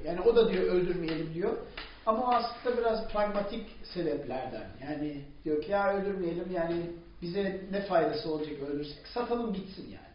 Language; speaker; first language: Turkish; non-native, fluent; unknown